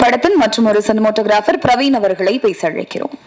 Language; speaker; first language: Tamil; native; Tamil